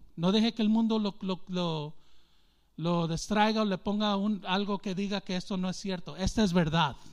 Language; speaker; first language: Spanish; early bilingual, heritage; English